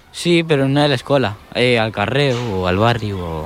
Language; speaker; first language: Catalan; early bilingual, other home language; Polish